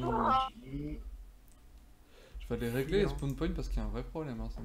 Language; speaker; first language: French; native; French